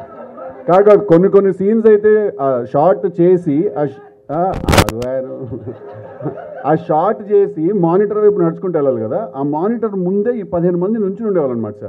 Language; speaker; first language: Telugu; native; Telugu